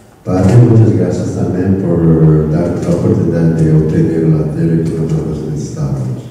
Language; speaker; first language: Spanish; non-native, learner; Korean